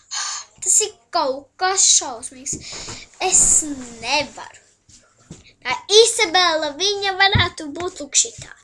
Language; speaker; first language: Latvian; early bilingual, heritage; Latvian